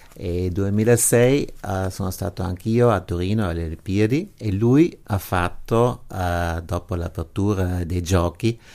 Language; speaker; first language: Italian; non-native, local second language; German